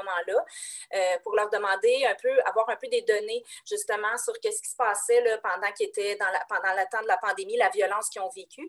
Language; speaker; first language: French; native; French